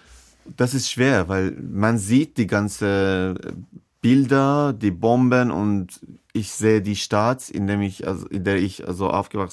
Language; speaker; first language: German; non-native, fluent; Persian